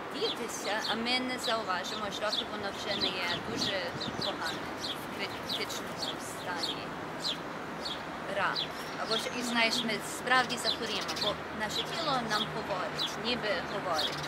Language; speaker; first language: Ukrainian; early bilingual, heritage; Ukrainian